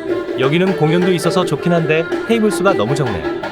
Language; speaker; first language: Korean; native; Korean